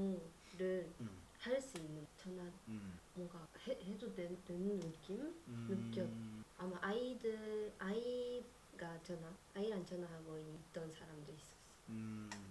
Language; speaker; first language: Korean; non-native, learner; Japanese